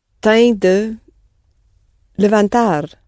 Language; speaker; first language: Portuguese; non-native, learner; English